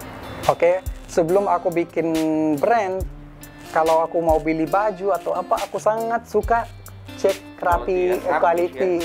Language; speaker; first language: Indonesian; non-native, fluent; Arabic